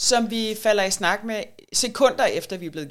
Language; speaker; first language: Danish; native; Danish